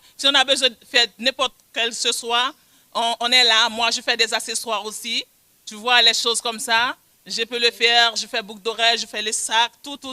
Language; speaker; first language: French; non-native, local second language; Haitian Creole